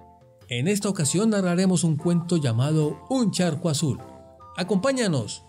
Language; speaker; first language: Spanish; native; Spanish